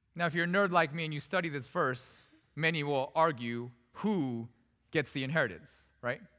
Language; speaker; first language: English; early bilingual, other home language; Korean